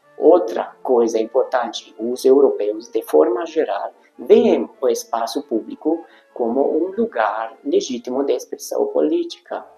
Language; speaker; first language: Portuguese; non-native, fluent; Hungarian